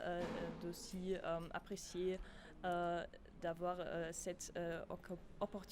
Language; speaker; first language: French; non-native, fluent; German